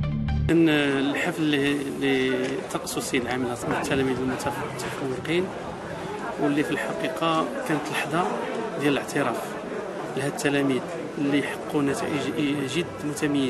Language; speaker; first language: Arabic; native; Arabic